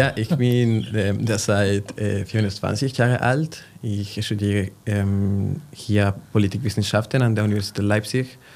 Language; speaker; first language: German; non-native, fluent; Spanish